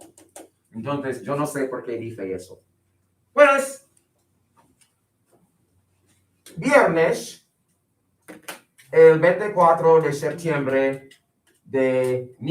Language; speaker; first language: Spanish; non-native, fluent; English